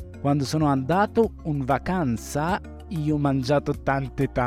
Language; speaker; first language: Italian; non-native, learner; Arabic